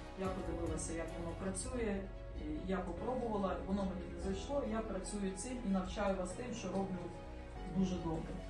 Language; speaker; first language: Ukrainian; native; Ukrainian